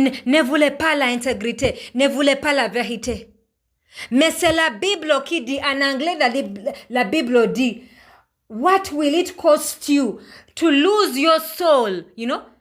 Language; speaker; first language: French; non-native, learner; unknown